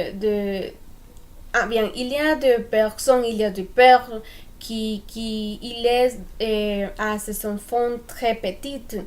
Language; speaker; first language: French; non-native, learner; Spanish